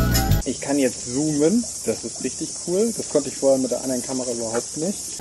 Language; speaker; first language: German; native; German